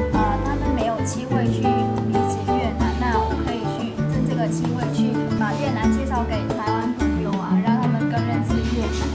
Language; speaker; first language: Chinese; non-native, fluent; Vietnamese